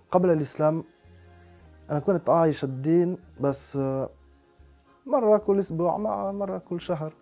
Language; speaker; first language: Arabic; non-native, fluent; French